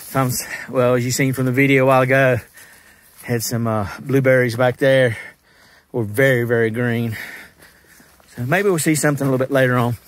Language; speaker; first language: English; native; English